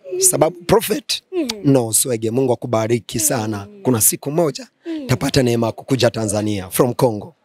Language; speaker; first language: Swahili; non-native, local second language; Lingala